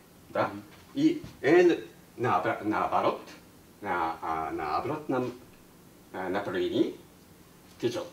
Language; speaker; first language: Russian; non-native, learner; Japanese